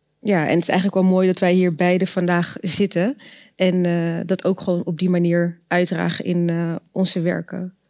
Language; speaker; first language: Dutch; native; Dutch